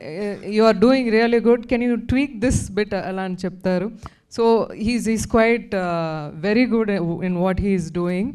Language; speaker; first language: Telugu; non-native, learner; Tamil